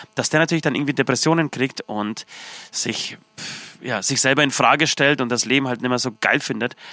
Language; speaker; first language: German; native; German